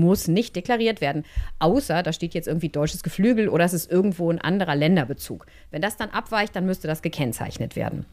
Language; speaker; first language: German; native; German